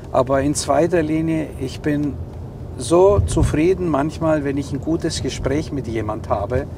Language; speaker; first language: German; non-native, fluent; Greek